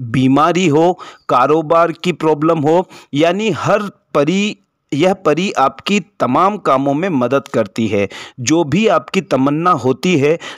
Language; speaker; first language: Hindi; native; Hindi